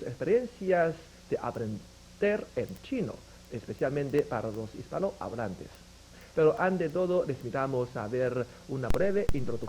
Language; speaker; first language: Spanish; non-native, fluent; Chinese